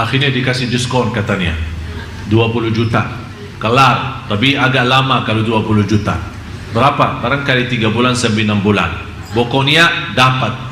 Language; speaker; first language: Malay; non-native, fluent; Arabic